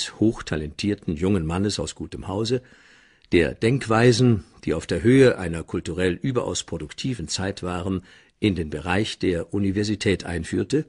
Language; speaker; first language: German; native; German